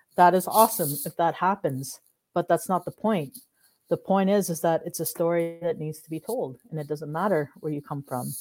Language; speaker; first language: English; native; English